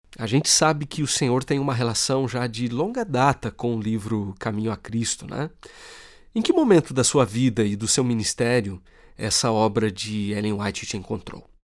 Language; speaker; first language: Portuguese; native; Portuguese